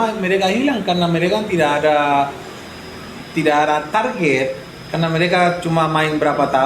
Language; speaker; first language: Indonesian; non-native, fluent; Spanish